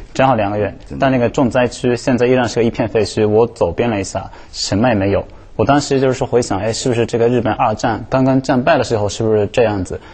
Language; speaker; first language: Chinese; non-native, fluent; Japanese